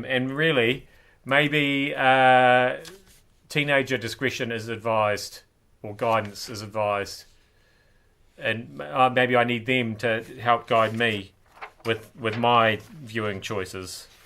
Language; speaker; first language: English; native; English